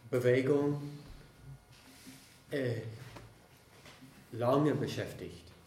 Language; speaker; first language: German; non-native, fluent; English